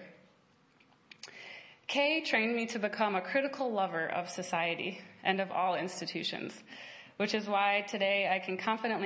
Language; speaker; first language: English; native; English